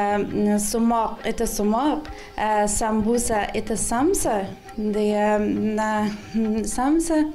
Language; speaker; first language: Russian; non-native, learner; Persian